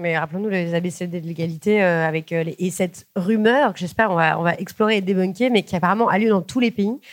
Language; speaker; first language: French; native; French